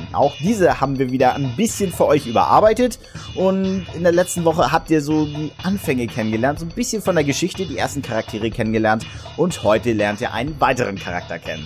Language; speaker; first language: German; native; German